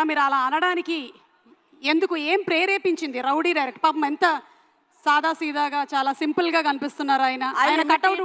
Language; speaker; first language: Telugu; native; Telugu